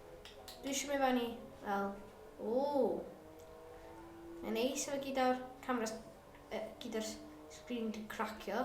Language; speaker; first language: Welsh; non-native, local second language; English